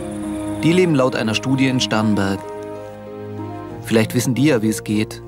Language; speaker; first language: German; native; German